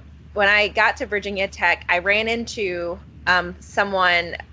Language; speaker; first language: English; native; English